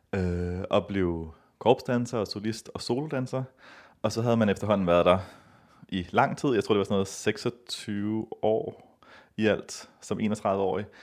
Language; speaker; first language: Danish; native; Danish